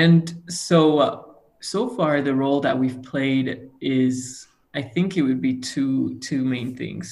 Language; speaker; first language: English; non-native, local second language; Kinyarwanda